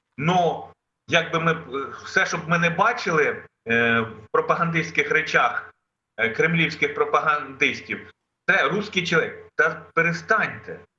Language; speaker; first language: Ukrainian; non-native, local second language; Russian